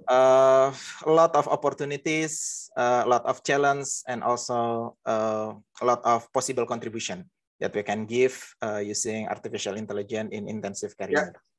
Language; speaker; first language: English; non-native, fluent; Indonesian